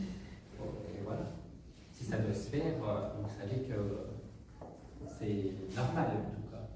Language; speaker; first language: French; native; French